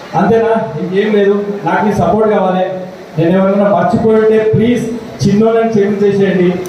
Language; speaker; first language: Telugu; early bilingual, heritage; Telugu